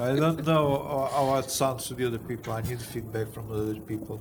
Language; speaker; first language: English; non-native, fluent; Portuguese